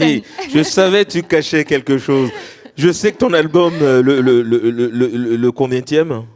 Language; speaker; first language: French; native; French